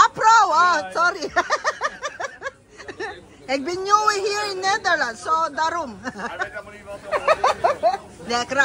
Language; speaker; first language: Dutch; non-native, learner; Filipino